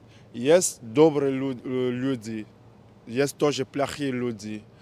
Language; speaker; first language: Russian; non-native, learner; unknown